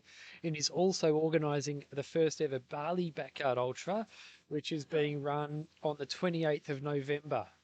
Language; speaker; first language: English; native; English